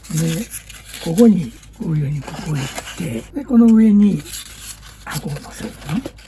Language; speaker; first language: Japanese; native; Japanese